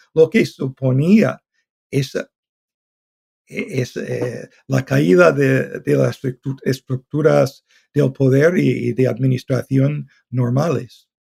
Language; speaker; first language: Spanish; non-native, fluent; English